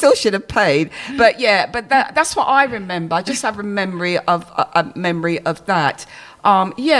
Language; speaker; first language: English; native; English